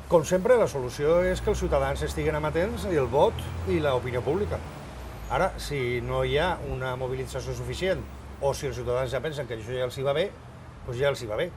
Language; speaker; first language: Catalan; native; Catalan